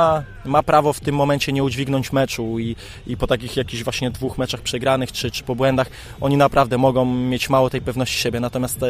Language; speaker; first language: Polish; native; Polish